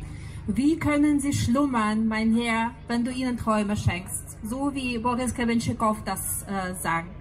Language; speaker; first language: German; non-native, fluent; Russian